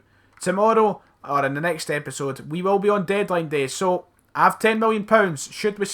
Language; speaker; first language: English; native; English